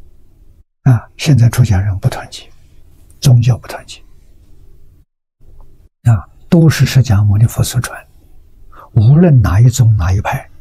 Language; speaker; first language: Chinese; native; Chinese